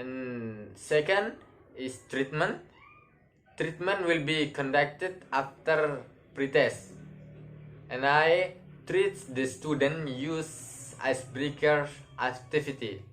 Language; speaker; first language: English; non-native, learner; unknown